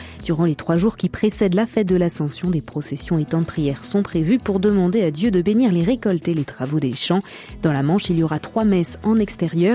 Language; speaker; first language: French; native; French